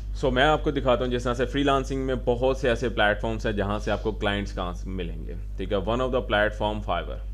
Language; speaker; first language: Urdu; non-native, local second language; Punjabi